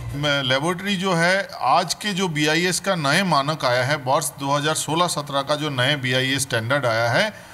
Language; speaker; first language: Hindi; native; Hindi